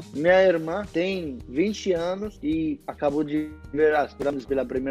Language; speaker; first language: Portuguese; non-native, fluent; Arabic